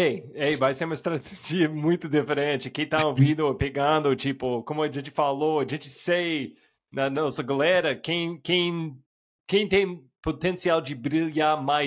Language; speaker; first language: Portuguese; non-native, fluent; English